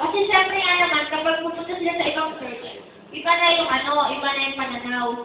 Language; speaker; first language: Filipino; native; Filipino